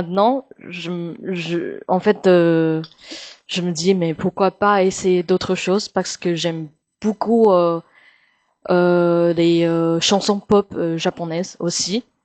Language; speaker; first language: French; non-native, fluent; Min Nan Chinese